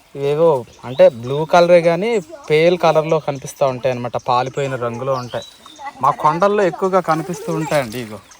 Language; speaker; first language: Telugu; non-native, local second language; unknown